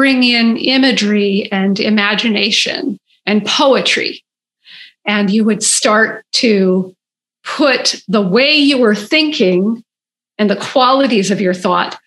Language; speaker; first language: English; native; English